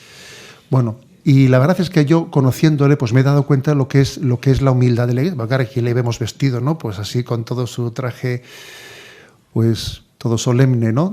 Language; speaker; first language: Spanish; native; Spanish